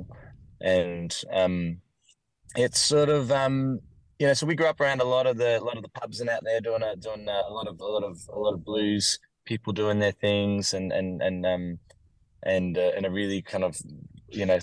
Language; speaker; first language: English; native; English